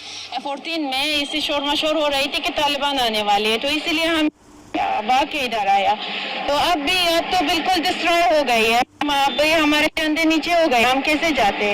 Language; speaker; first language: Hindi; non-native, learner; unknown